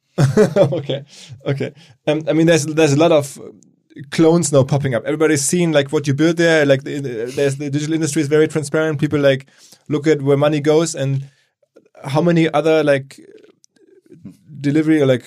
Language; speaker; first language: English; non-native, fluent; German